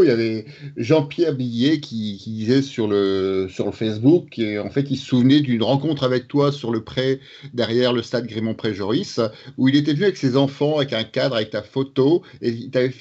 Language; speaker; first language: French; native; French